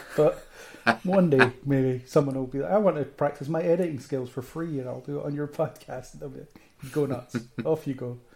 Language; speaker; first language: English; native; English